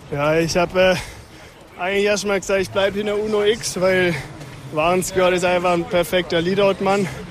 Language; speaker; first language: German; native; German